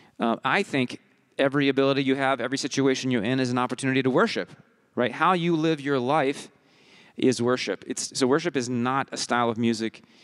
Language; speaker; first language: English; early bilingual, heritage; English